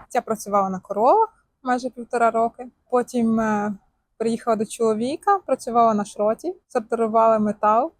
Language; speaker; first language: Ukrainian; native; Ukrainian